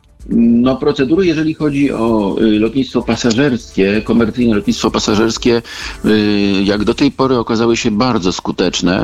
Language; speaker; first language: Polish; native; Polish